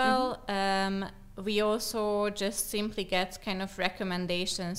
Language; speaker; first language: English; non-native, fluent; Slovak